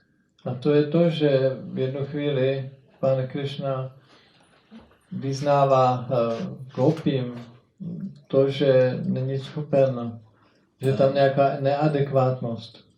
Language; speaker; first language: Czech; native; Czech